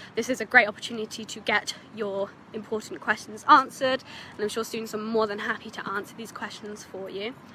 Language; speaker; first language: English; native; English